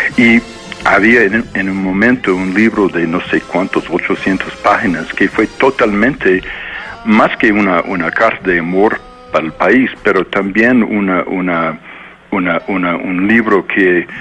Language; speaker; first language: Spanish; non-native, fluent; English